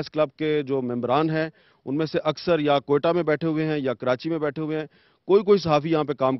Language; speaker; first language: Urdu; native; Urdu